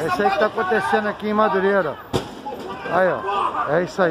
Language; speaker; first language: Portuguese; native; Portuguese